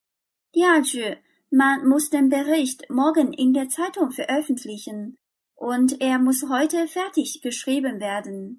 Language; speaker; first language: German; non-native, fluent; Chinese